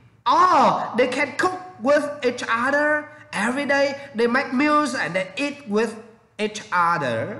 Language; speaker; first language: English; non-native, learner; Vietnamese